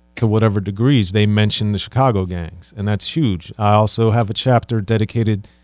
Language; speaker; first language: English; native; English